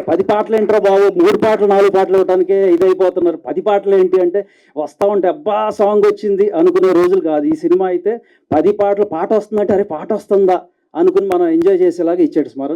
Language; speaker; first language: Telugu; native; Telugu